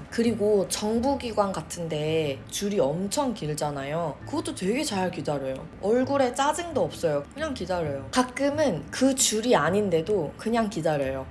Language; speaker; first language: Korean; native; Korean